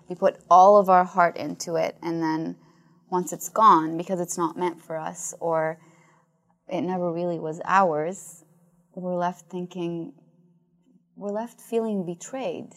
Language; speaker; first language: English; non-native, fluent; Arabic